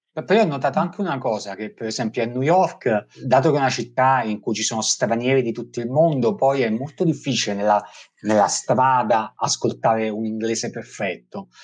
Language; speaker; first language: Italian; native; Italian